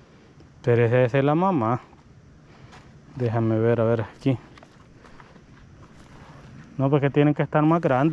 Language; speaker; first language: Spanish; native; Spanish